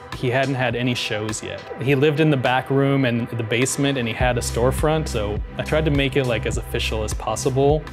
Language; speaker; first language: English; native; English